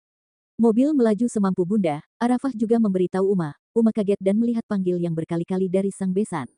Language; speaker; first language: Indonesian; native; Indonesian